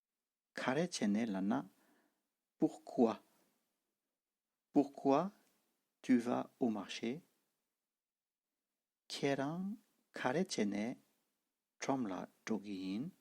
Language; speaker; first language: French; non-native, fluent; Tibetan